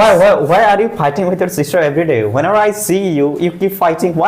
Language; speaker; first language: English; non-native, fluent; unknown